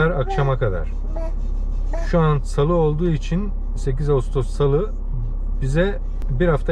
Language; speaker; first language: Turkish; early bilingual, heritage; Turkish